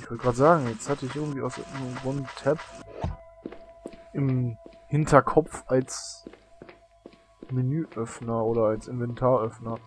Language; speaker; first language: German; native; German